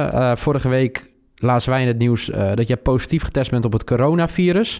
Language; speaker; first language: Dutch; native; Dutch